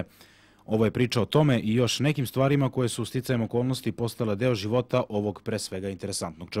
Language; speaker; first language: Serbian; native; Serbian